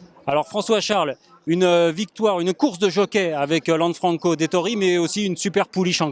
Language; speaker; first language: French; native; French